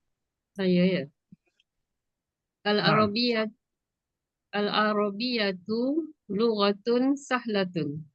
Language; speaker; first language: Arabic; non-native, learner; Malay